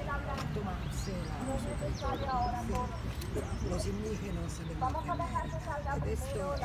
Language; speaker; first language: Spanish; non-native, learner; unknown